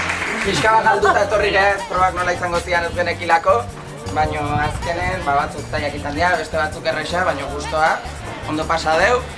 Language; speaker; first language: Basque; native; Basque